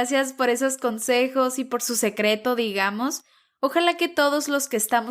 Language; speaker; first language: Spanish; native; Spanish